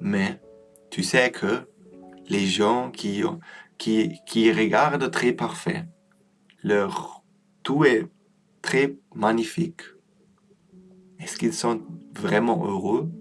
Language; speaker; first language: French; non-native, learner; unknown